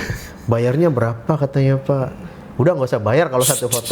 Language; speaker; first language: Indonesian; native; Indonesian